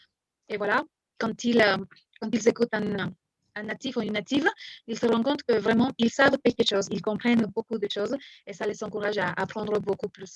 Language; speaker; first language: French; non-native, fluent; Spanish